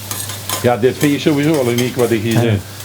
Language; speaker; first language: Dutch; native; Dutch